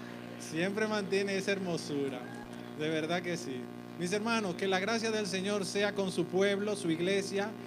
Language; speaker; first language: Spanish; native; Spanish